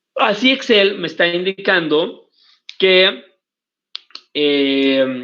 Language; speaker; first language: Spanish; native; Spanish